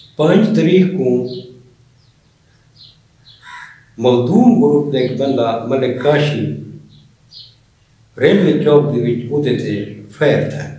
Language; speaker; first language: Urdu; non-native, local second language; Saraiki